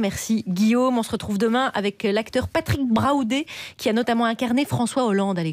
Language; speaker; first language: French; native; French